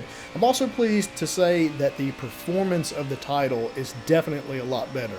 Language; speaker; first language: English; native; English